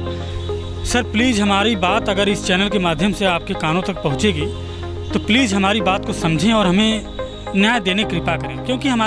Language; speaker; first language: Hindi; native; Hindi